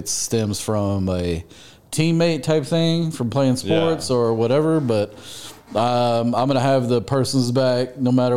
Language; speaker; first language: English; native; English